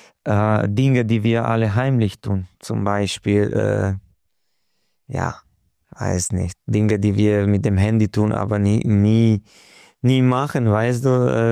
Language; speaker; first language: German; non-native, local second language; Hungarian